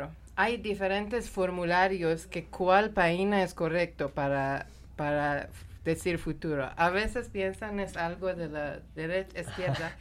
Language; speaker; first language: Spanish; non-native, learner; Persian